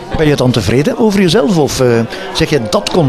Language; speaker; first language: Dutch; native; Dutch